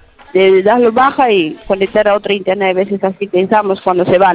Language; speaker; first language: Spanish; non-native, local second language; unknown